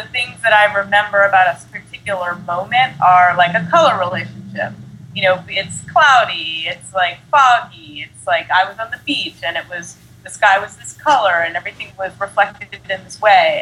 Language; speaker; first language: English; native; English